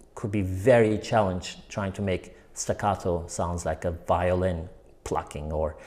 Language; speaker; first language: English; non-native, fluent; Turkish